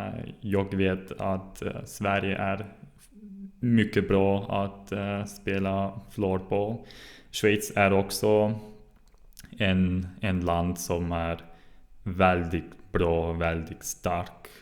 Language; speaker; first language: Swedish; non-native, learner; German